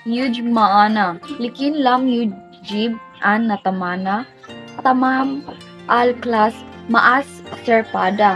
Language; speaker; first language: Arabic; non-native, learner; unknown